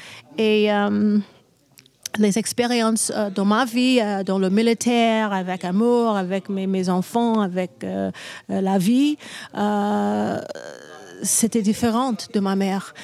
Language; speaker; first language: French; non-native, learner; English